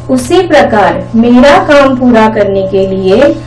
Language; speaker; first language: Hindi; non-native, local second language; Marathi